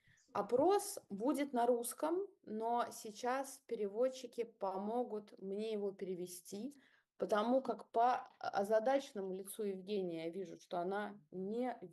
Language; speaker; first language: Russian; native; Russian